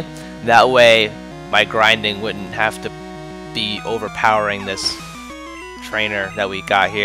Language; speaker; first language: English; native; English